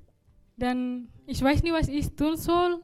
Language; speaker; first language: German; non-native, learner; Indonesian